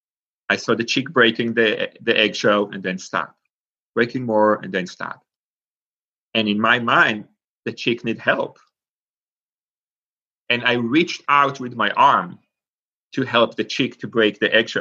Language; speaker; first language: English; non-native, fluent; Hebrew